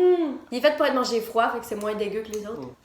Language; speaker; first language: French; native; French